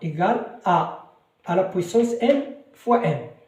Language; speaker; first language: French; non-native, local second language; Arabic